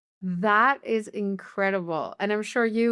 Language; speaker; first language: English; native; English